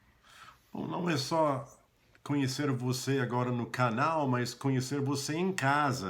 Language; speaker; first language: Portuguese; non-native, fluent; English